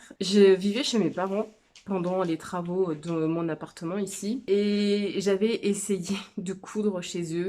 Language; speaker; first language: French; native; French